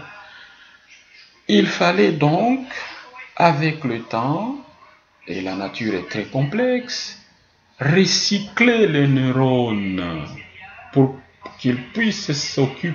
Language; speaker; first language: French; non-native, local second language; Swahili